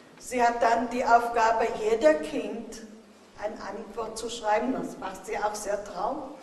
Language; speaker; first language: German; non-native, fluent; Hebrew